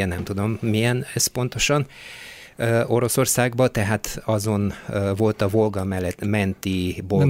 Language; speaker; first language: Hungarian; non-native, fluent; Bulgarian